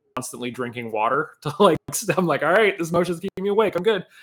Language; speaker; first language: English; native; English